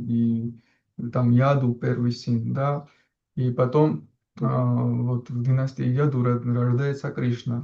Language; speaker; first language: Russian; non-native, fluent; Georgian